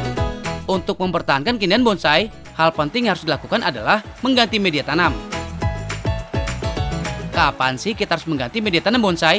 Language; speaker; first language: Indonesian; native; Indonesian